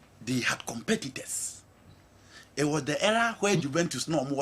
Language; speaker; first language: English; non-native, local second language; Akan